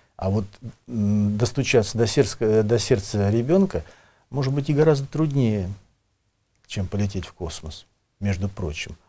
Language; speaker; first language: Russian; native; Russian